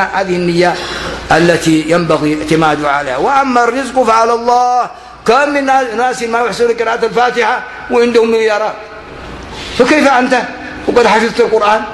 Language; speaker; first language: Arabic; non-native, fluent; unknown